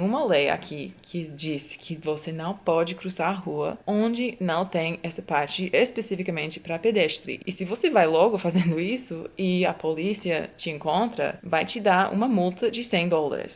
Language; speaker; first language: Portuguese; non-native, fluent; English